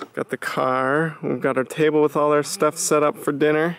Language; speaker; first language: English; native; English